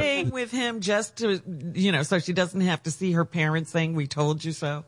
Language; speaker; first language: English; native; English